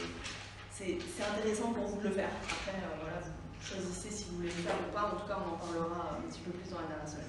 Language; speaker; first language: French; native; French